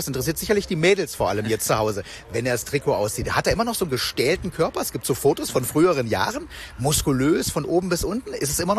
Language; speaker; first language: German; native; German